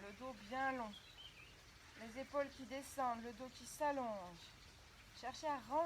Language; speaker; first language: French; native; French